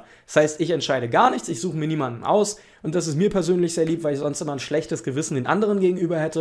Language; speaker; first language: German; native; German